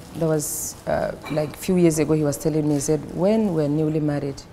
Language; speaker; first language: English; non-native, local second language; Fula